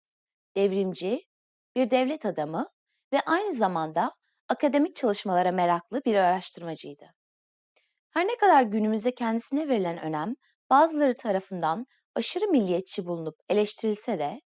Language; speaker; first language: Turkish; native; Turkish